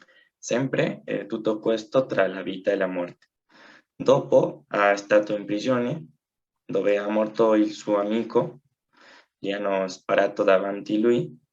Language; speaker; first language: Italian; non-native, learner; Spanish